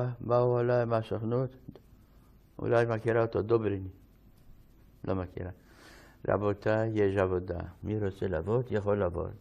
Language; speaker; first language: Hebrew; non-native, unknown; Yiddish